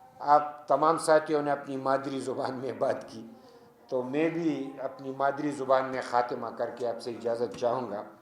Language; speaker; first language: Urdu; non-native, local second language; Pashto